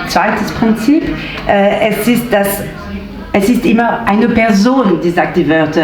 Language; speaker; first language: German; non-native, learner; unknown